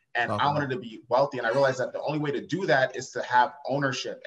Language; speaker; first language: English; native; English